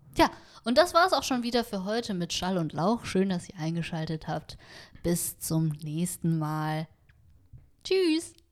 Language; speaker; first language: German; early bilingual, other home language; Vietnamese